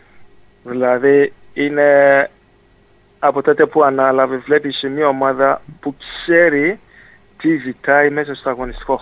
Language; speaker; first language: Greek; non-native, fluent; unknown